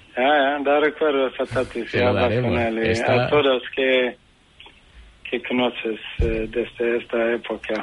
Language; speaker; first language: Spanish; non-native, fluent; Swedish